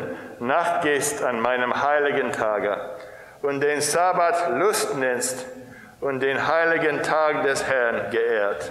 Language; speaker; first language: German; non-native, fluent; English